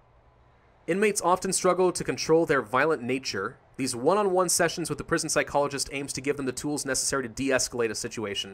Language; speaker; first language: English; native; English